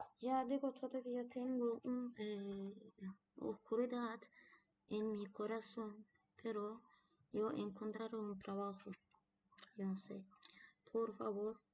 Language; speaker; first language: Spanish; non-native, learner; Turkish